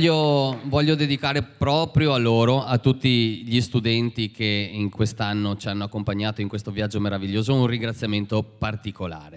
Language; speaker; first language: Italian; native; Italian